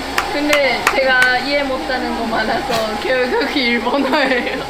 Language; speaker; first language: Korean; non-native, learner; Japanese